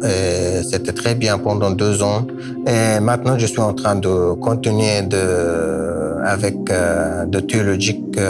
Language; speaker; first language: French; non-native, learner; Kurdish